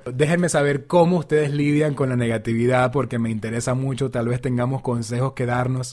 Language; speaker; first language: Spanish; native; Spanish